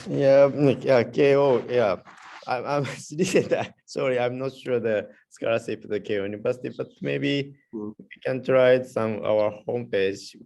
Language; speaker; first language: English; non-native, learner; Japanese